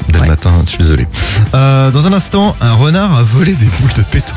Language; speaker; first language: French; native; French